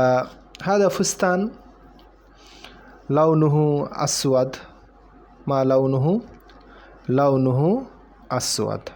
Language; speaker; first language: Arabic; non-native, fluent; Bangla